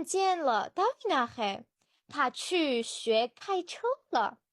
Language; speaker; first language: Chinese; non-native, fluent; Georgian